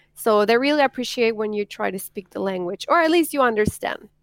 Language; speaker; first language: English; non-native, fluent; Spanish